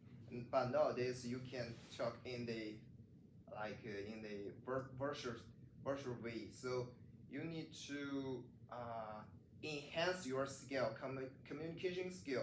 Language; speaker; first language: English; non-native, learner; Chinese